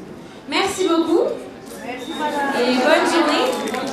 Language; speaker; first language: French; non-native, fluent; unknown